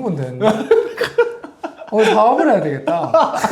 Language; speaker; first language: Korean; native; Korean